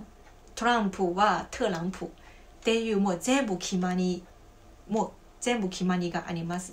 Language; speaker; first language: Japanese; non-native, fluent; Chinese